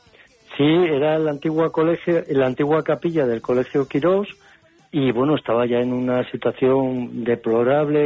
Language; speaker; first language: Spanish; native; Spanish